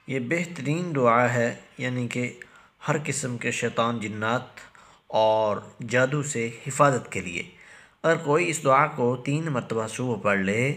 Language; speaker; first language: Urdu; native; Urdu